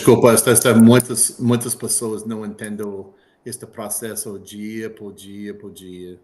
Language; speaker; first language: Portuguese; non-native, learner; English